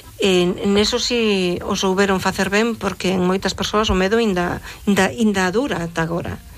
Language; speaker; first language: Galician; native; Galician